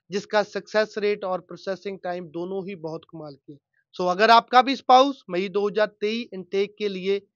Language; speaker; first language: Hindi; non-native, local second language; Punjabi